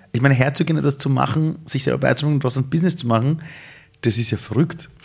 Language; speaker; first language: German; early bilingual, other home language; Persian